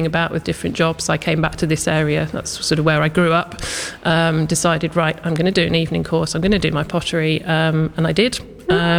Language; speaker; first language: English; native; English